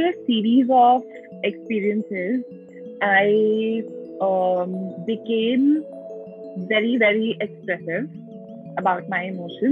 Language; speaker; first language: English; non-native, local second language; Hindi